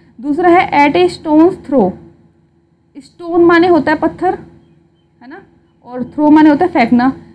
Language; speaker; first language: Hindi; native; Hindi